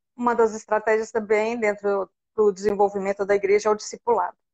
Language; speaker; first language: Portuguese; native; Portuguese